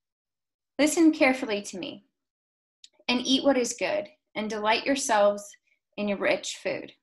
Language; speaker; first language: English; native; English